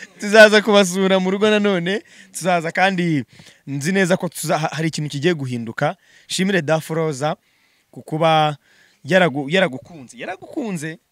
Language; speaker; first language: Kinyarwanda; native; Kinyarwanda